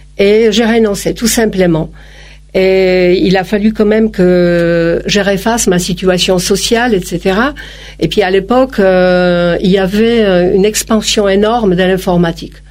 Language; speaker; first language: French; non-native, fluent; Polish